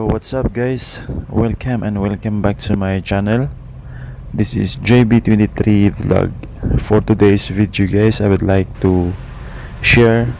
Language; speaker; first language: English; non-native, local second language; Filipino